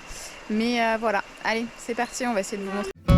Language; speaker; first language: French; native; French